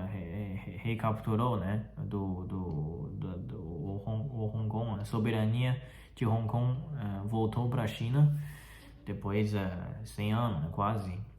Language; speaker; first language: Portuguese; non-native, fluent; Chinese